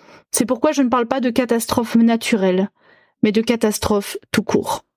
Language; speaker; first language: French; native; French